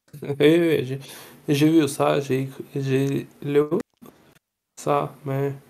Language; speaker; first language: French; non-native, learner; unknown